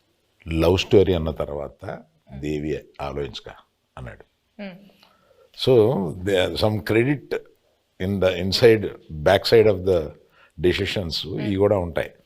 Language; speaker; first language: Telugu; native; Telugu